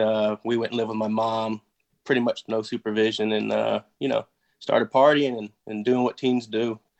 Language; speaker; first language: English; native; English